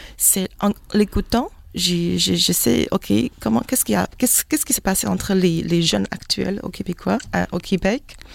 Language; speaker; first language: French; non-native, fluent; Chinese